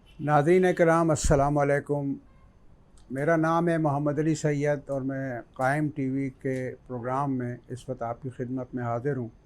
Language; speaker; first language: Urdu; native; Urdu